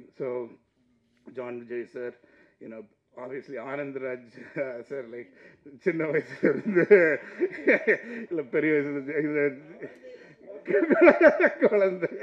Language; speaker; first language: Tamil; early bilingual, heritage; Tamil